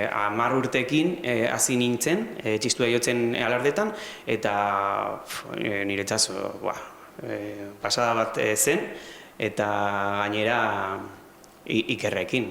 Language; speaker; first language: Basque; non-native, local second language; Spanish